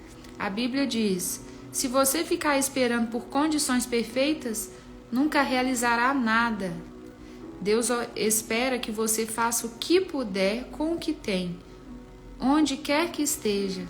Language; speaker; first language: Portuguese; native; Portuguese